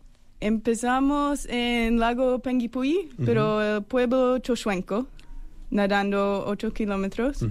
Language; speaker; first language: Spanish; non-native, fluent; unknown